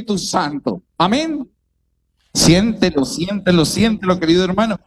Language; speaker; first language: Spanish; native; Spanish